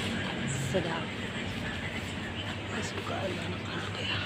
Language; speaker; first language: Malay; non-native, local second language; Javanese